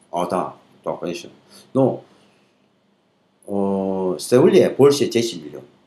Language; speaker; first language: Russian; non-native, learner; Korean